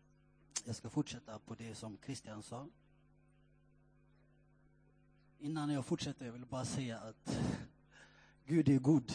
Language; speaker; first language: Swedish; non-native, fluent; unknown